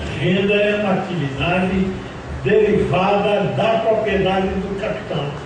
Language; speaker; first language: Portuguese; native; Portuguese